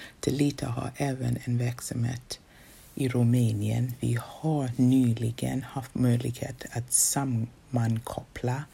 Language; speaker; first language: Swedish; non-native, fluent; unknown